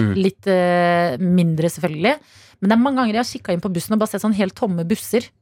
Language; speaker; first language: Norwegian; native; Norwegian